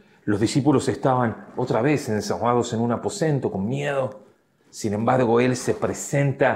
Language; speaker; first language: Spanish; native; Spanish